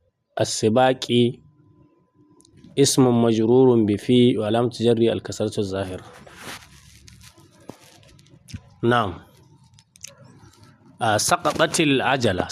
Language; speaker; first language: Arabic; non-native, fluent; Hausa